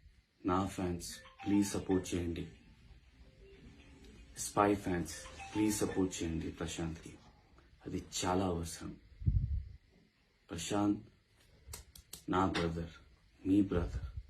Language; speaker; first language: Telugu; non-native, local second language; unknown